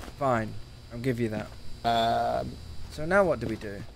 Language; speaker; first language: English; native; English